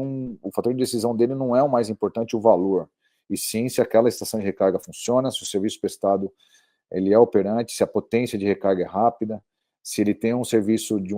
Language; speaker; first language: Portuguese; native; Portuguese